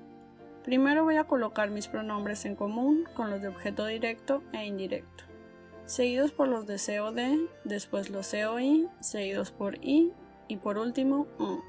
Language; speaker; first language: Spanish; native; Spanish